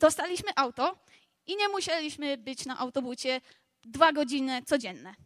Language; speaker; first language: Polish; non-native, learner; English